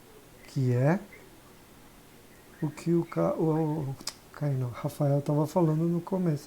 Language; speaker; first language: Portuguese; native; Portuguese